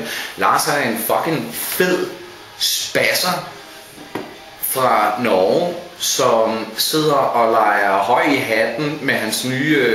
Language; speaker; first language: Danish; native; Danish